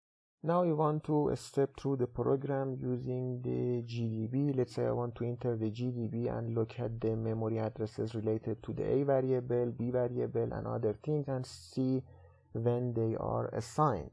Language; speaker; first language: English; non-native, fluent; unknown